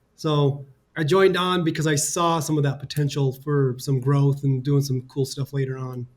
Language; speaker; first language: English; native; English